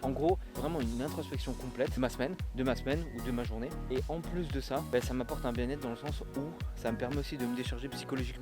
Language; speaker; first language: French; native; French